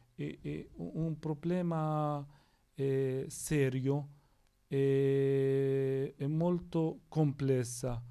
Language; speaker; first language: Italian; non-native, fluent; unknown